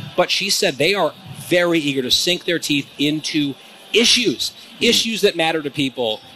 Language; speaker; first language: English; native; English